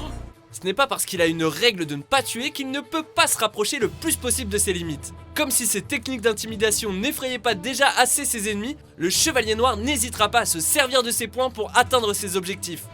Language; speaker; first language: French; native; French